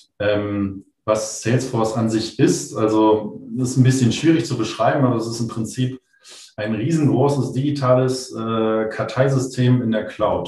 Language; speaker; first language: German; native; German